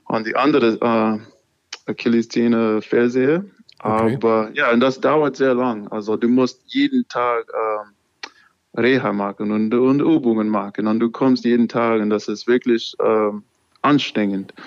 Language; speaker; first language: German; non-native, learner; English